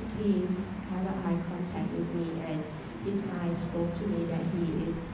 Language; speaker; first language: English; non-native, learner; Thai